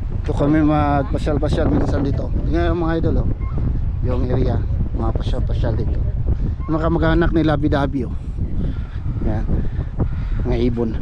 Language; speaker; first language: Filipino; non-native, local second language; Cebuano